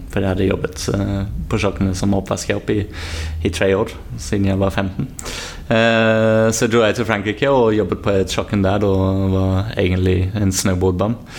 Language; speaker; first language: Norwegian; non-native, fluent; English